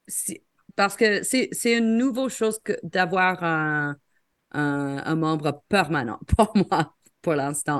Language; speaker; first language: French; non-native, fluent; English